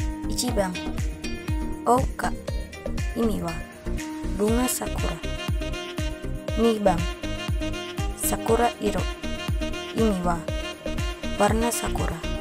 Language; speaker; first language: Japanese; non-native, learner; Indonesian